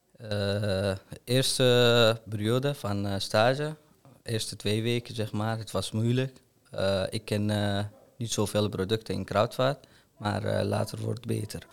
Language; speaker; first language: Dutch; non-native, learner; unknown